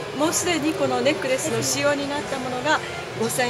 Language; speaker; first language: Japanese; native; Japanese